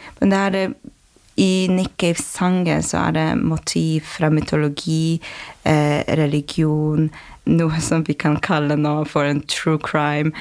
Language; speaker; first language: Norwegian; non-native, fluent; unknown